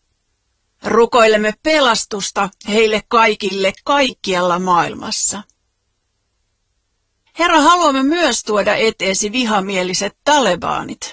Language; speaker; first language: Finnish; native; Finnish